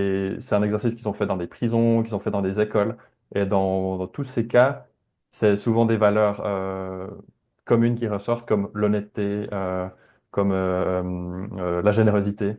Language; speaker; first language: French; native; French